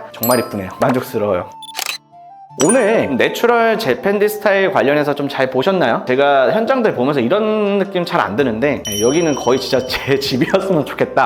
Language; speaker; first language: Korean; native; Korean